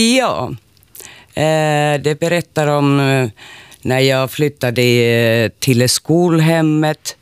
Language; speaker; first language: Swedish; non-native, local second language; Finnish